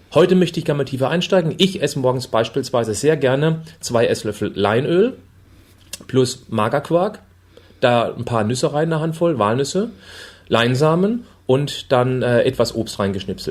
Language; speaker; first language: German; native; German